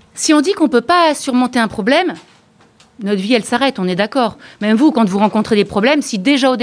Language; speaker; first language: French; native; French